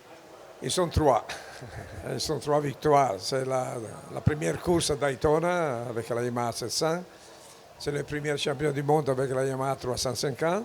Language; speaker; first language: French; non-native, fluent; Italian